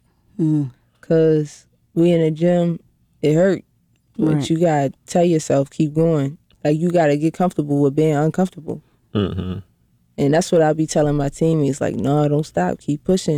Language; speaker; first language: English; native; English